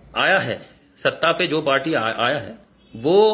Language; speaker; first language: Hindi; non-native, local second language; Bangla